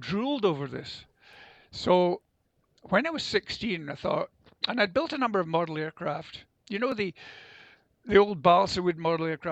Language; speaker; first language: English; native; English